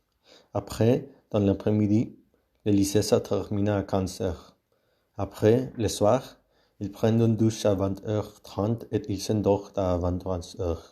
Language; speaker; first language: French; non-native, learner; Spanish